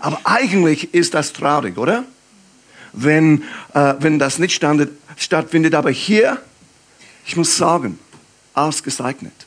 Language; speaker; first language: German; non-native, fluent; English